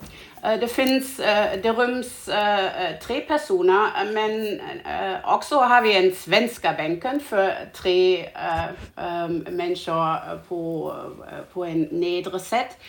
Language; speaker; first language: Swedish; non-native, learner; German